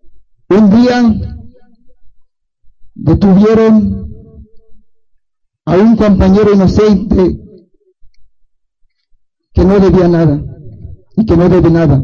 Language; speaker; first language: Spanish; non-native, local second language; Tzotzil